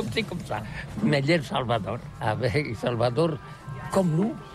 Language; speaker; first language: French; non-native, learner; Catalan